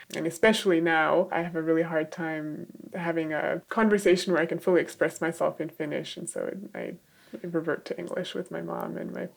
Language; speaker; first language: English; native; English